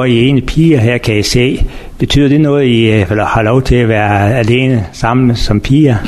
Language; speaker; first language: Danish; native; Danish